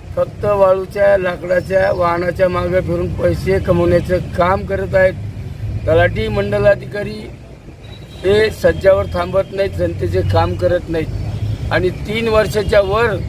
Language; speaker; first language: Marathi; native; Marathi